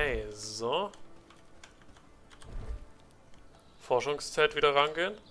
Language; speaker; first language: German; native; German